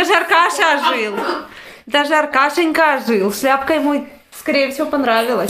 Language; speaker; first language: Russian; native; Russian